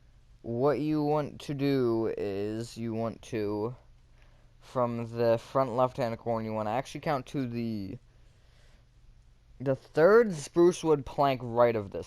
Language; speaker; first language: English; native; English